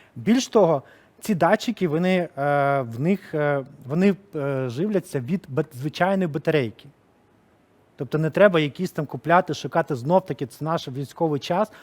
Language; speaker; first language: Ukrainian; non-native, local second language; Russian